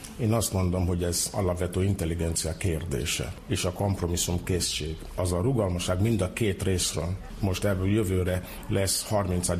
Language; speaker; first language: Hungarian; non-native, fluent; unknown